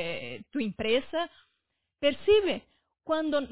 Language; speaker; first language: Spanish; non-native, fluent; Portuguese